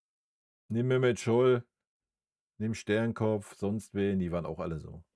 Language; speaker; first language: German; native; German